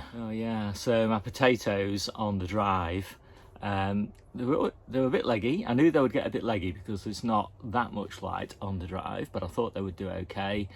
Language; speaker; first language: English; native; English